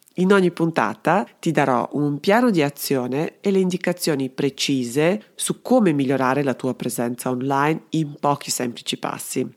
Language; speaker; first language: Italian; non-native, fluent; Serbian